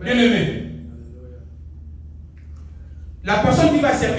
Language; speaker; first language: French; non-native, local second language; Lingala